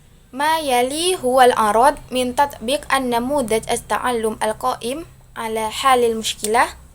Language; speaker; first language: Arabic; non-native, learner; Indonesian